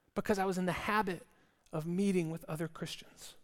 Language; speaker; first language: English; native; English